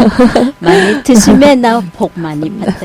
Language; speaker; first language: Korean; non-native, learner; Thai